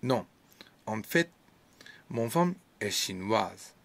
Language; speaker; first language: French; non-native, learner; Chinese